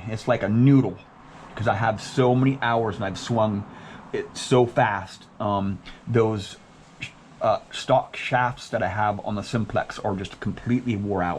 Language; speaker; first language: English; native; English